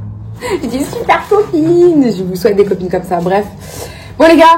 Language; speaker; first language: French; native; French